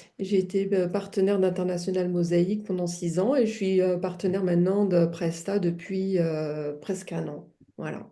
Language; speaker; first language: French; native; French